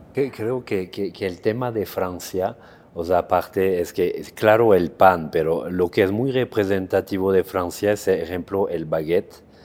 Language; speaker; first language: Spanish; non-native, fluent; French